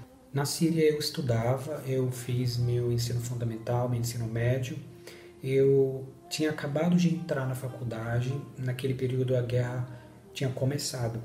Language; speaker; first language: Portuguese; non-native, learner; Spanish